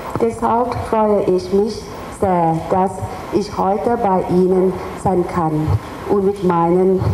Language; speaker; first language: German; non-native, fluent; Thai